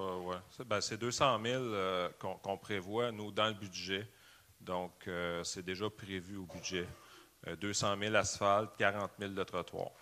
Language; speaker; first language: French; native; French